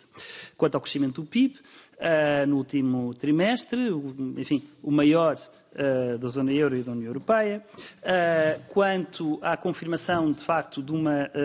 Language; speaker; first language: Portuguese; native; Portuguese